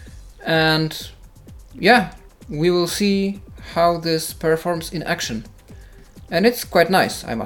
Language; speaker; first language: English; non-native, fluent; Polish